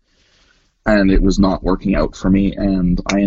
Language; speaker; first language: English; native; English